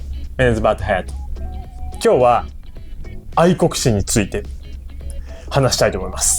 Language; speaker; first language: Japanese; native; Japanese